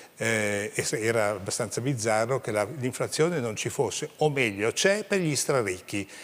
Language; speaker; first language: Italian; native; Italian